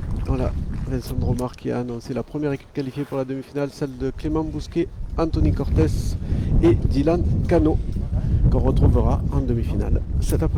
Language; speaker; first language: French; native; French